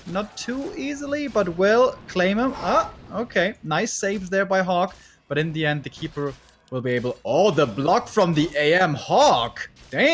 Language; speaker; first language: English; non-native, fluent; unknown